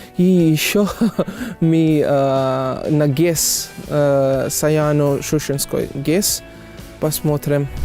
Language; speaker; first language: Russian; non-native, fluent; Bangla